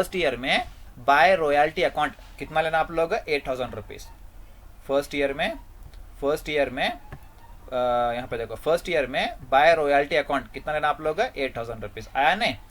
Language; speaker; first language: Hindi; non-native, local second language; Kannada